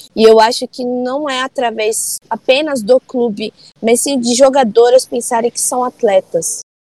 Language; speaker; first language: Portuguese; native; Portuguese